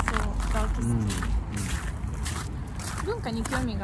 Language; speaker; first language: Japanese; non-native, fluent; Russian